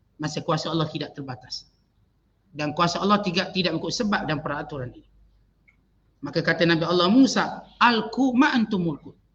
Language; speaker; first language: Malay; native; Malay